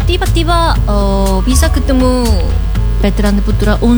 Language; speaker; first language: Indonesian; non-native, learner; Korean